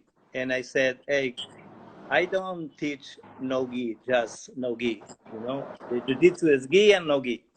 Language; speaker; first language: English; non-native, learner; Spanish